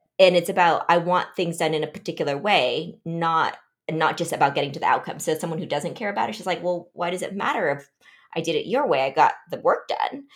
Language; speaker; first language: English; early bilingual, other home language; Vietnamese